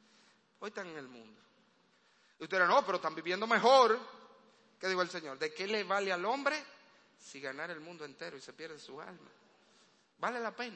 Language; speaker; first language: Spanish; native; Spanish